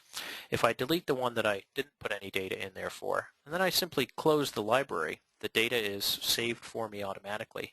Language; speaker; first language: English; native; English